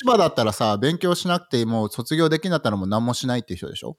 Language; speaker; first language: Japanese; native; Japanese